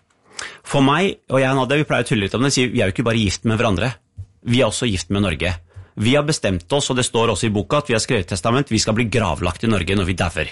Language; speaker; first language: Norwegian; early bilingual, other home language; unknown